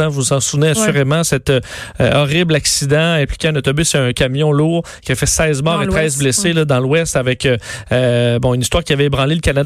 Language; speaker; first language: French; native; French